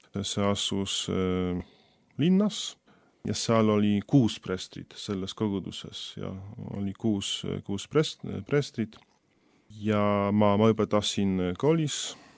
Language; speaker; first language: Estonian; non-native, fluent; Polish